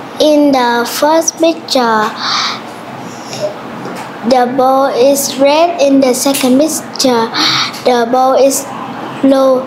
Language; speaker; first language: English; non-native, learner; Vietnamese